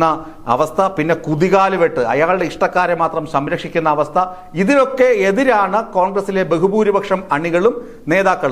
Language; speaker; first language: Malayalam; native; Malayalam